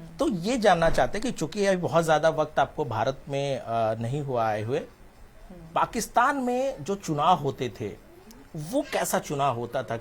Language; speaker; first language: Hindi; native; Hindi